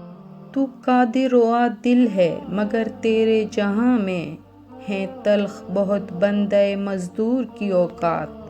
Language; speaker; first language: Urdu; native; Urdu